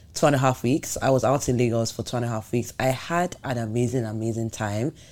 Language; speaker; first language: English; non-native, local second language; Yoruba